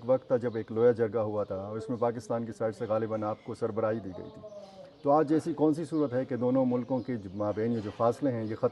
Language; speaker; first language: Urdu; non-native, local second language; Pashto